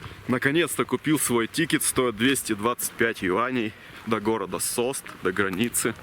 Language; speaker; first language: Russian; native; Russian